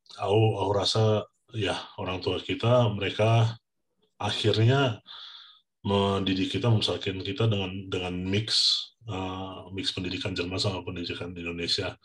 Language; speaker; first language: Indonesian; early bilingual, heritage; Indonesian